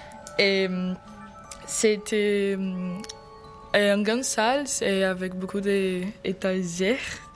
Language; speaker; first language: French; non-native, learner; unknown